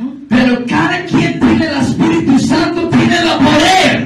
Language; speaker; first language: Spanish; non-native, learner; English